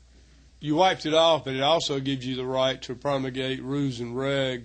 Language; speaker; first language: English; native; English